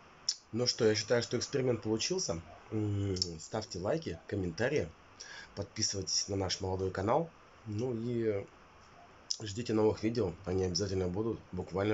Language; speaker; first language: Russian; native; Russian